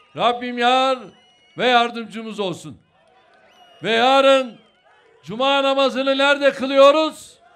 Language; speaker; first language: Turkish; native; Turkish